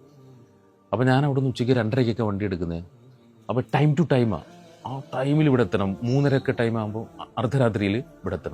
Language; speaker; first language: Malayalam; native; Malayalam